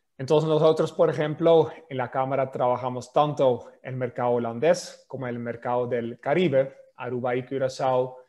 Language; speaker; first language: Spanish; non-native, fluent; Dutch